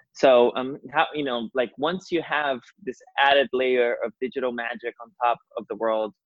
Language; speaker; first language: English; non-native, fluent; Portuguese